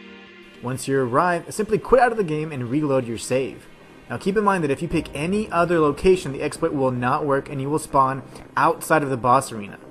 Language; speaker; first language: English; native; English